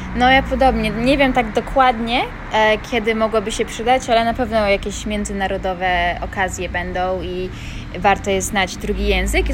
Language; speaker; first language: Polish; early bilingual, heritage; Polish